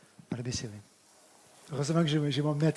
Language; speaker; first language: French; native; French